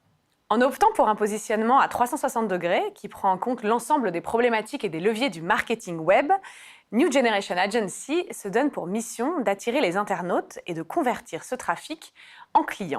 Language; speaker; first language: French; native; French